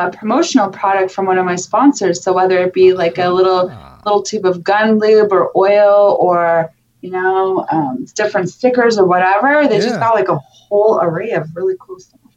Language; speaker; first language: English; native; English